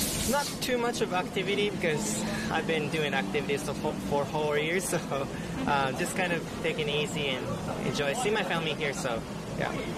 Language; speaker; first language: English; early bilingual, other home language; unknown